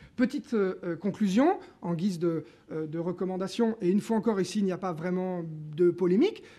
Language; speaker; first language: French; native; French